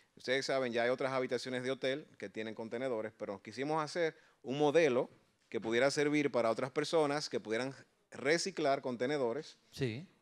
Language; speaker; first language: Spanish; native; Spanish